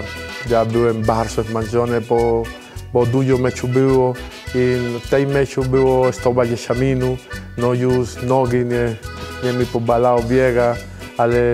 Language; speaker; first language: Polish; non-native, learner; Spanish